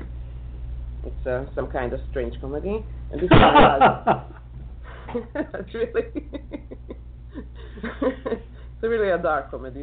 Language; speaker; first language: English; non-native, learner; Serbian